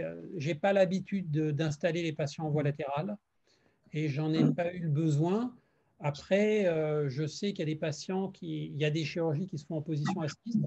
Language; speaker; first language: French; native; French